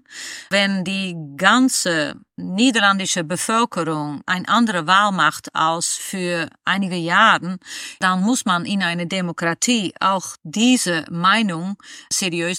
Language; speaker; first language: German; non-native, fluent; Dutch